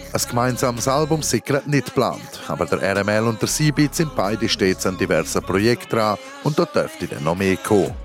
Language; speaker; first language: German; native; German